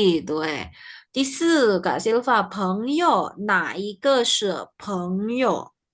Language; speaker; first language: Chinese; non-native, fluent; Indonesian